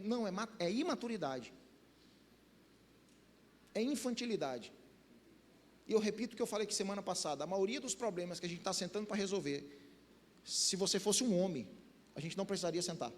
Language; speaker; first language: Portuguese; native; Portuguese